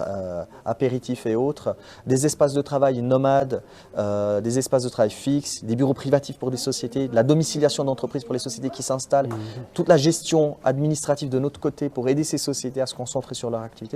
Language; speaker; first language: French; native; French